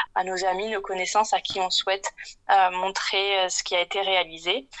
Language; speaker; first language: French; native; French